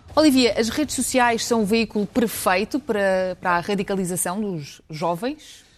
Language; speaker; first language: Portuguese; early bilingual, other home language; Ukrainian